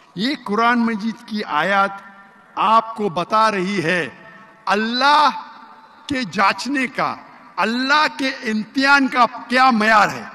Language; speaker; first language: Urdu; non-native, local second language; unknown